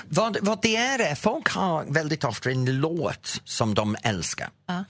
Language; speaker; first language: Swedish; non-native, fluent; English